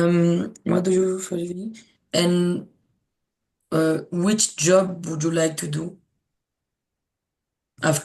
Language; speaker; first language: English; non-native, learner; French